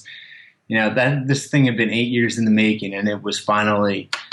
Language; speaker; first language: English; native; English